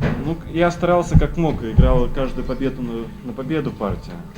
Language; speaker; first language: Russian; native; Russian